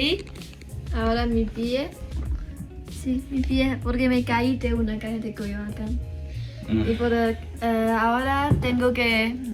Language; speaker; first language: Spanish; non-native, learner; Chinese